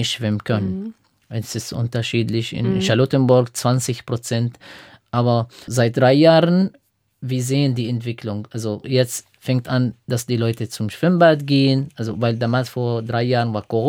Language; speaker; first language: German; non-native, fluent; Arabic